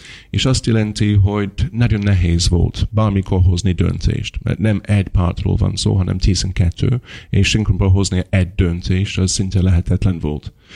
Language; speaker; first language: Hungarian; non-native, fluent; English